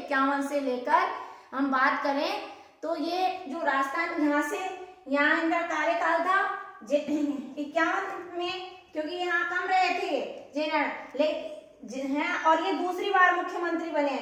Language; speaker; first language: Hindi; native; Hindi